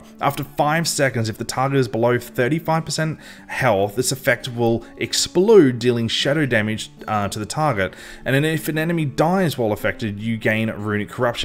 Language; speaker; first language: English; native; English